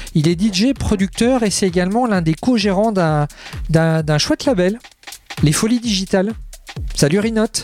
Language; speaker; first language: French; native; French